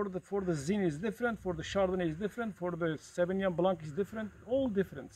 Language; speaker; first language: English; non-native, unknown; Kurdish